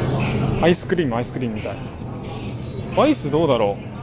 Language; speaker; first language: Japanese; native; Japanese